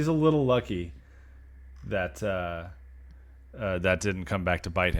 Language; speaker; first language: English; native; English